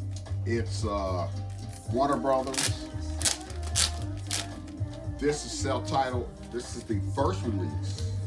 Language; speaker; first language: English; native; English